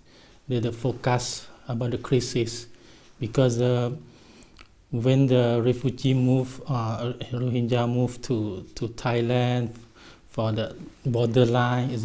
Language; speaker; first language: English; non-native, learner; Thai